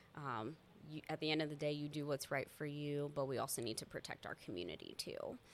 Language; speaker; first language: English; native; English